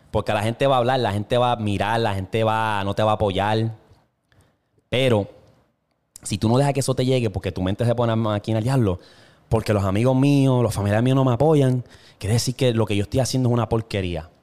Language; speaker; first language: Spanish; native; Spanish